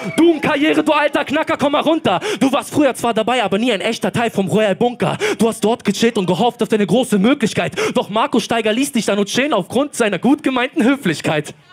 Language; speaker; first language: German; early bilingual, other home language; Polish